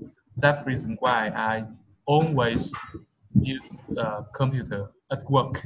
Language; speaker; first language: English; non-native, learner; Vietnamese